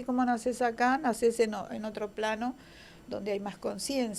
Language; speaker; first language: Spanish; native; Spanish